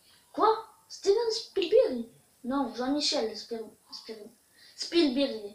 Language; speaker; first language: French; native; French